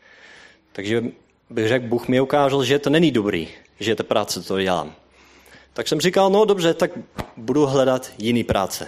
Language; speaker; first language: Czech; non-native, learner; Dutch